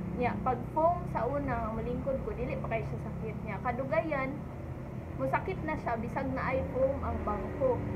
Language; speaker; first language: Cebuano; native; Cebuano